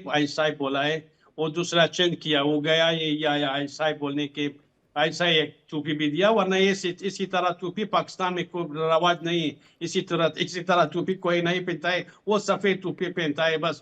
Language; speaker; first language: Hindi; non-native, fluent; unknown